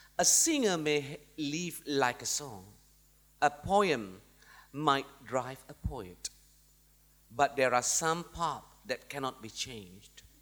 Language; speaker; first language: English; non-native, local second language; Malay